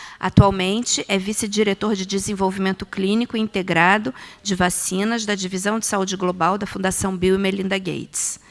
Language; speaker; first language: Portuguese; native; Portuguese